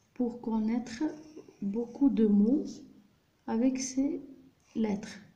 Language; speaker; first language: French; non-native, local second language; Arabic